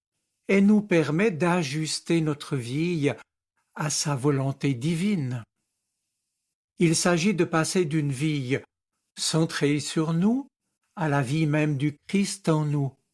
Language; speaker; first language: French; native; French